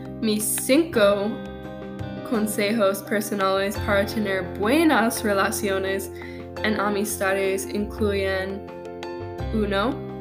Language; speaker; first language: Spanish; non-native, learner; English